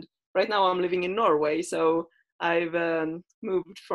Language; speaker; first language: English; non-native, fluent; Finnish